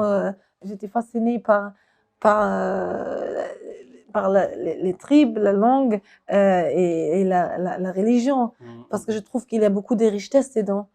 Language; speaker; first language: French; non-native, fluent; German